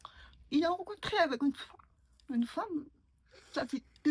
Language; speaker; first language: French; non-native, learner; Mongolian